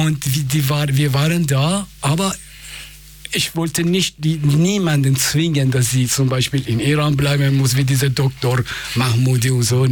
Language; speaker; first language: German; non-native, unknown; Persian